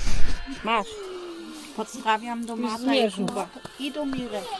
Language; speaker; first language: Polish; non-native, learner; German